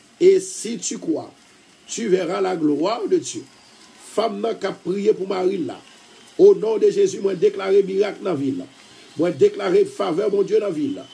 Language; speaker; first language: French; non-native, local second language; Haitian Creole